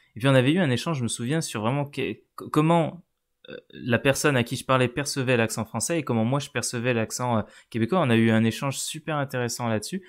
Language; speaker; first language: French; native; French